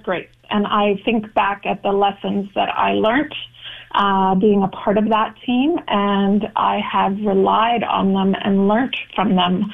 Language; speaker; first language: English; native; English